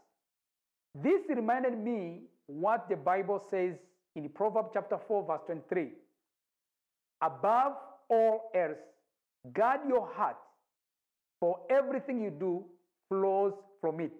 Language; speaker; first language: English; non-native, local second language; Kinyarwanda